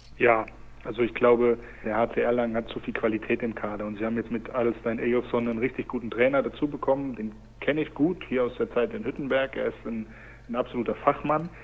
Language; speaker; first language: German; native; German